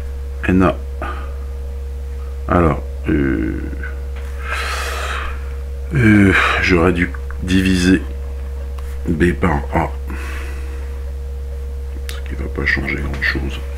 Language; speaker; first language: French; native; French